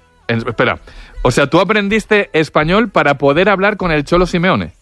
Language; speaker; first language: Spanish; native; Spanish